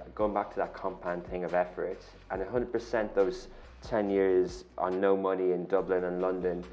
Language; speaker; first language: English; native; English